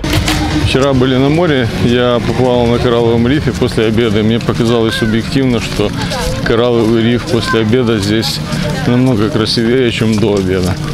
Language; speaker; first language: Russian; native; Russian